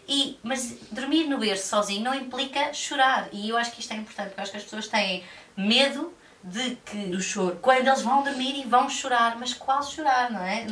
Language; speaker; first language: Portuguese; native; Portuguese